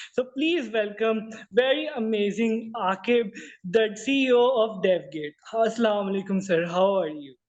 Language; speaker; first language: Urdu; non-native, local second language; Punjabi